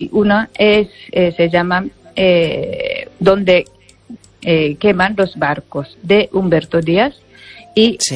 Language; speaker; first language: Spanish; non-native, fluent; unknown